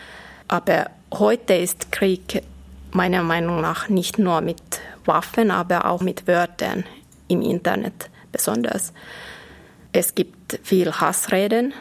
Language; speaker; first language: German; non-native, fluent; Finnish